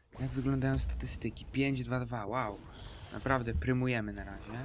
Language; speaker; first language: Polish; native; Polish